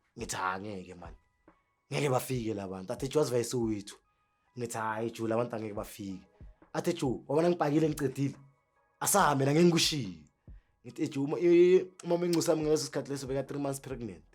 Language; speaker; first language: Zulu; native; Zulu